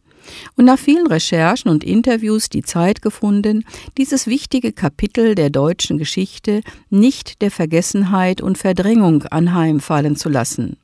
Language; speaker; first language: German; native; German